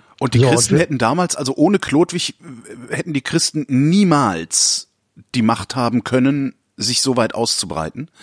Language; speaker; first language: German; native; German